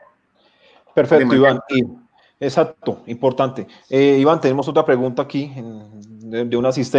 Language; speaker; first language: Spanish; native; Spanish